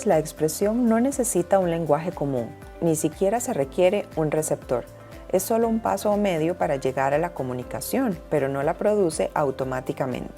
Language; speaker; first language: Spanish; native; Spanish